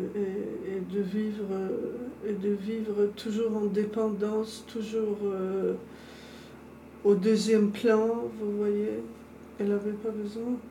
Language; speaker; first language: French; non-native, fluent; Persian